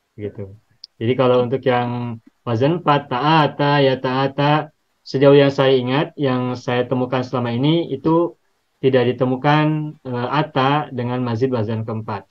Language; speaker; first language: Indonesian; native; Indonesian